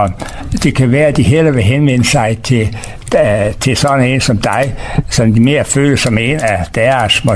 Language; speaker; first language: Danish; native; Danish